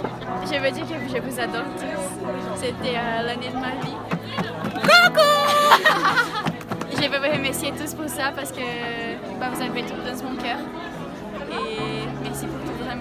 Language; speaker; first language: French; non-native, learner; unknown